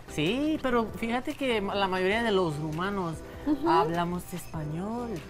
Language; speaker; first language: Spanish; non-native, fluent; Romanian